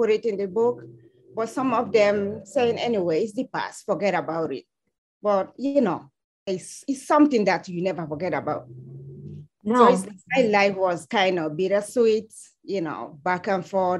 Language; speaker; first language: English; non-native, local second language; Fula